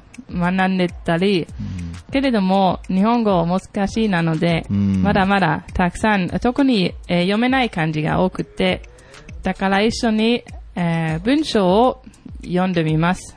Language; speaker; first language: Japanese; non-native, learner; German